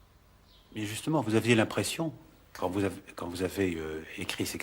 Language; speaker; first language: French; native; French